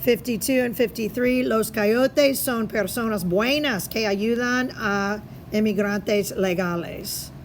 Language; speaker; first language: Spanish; non-native, fluent; English